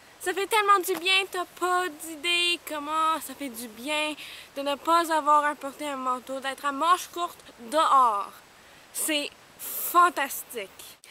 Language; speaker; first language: French; non-native, local second language; English